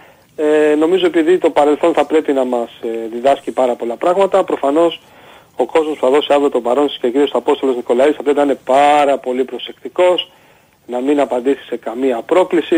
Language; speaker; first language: Greek; native; Greek